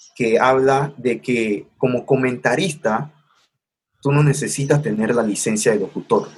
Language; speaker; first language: Spanish; native; Spanish